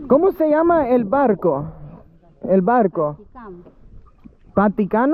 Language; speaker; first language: Spanish; early bilingual, heritage; English